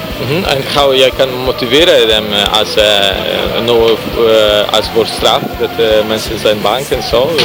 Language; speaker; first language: Dutch; non-native, learner; Polish